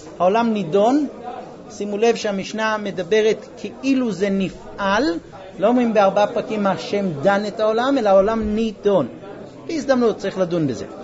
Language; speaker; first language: Hebrew; non-native, fluent; English